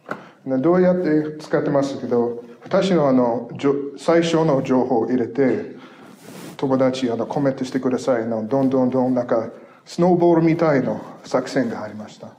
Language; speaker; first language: Japanese; non-native, fluent; English